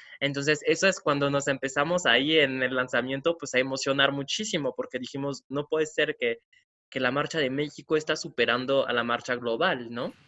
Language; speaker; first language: Spanish; non-native, fluent; French